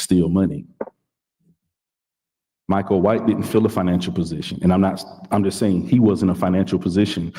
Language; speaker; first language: English; native; English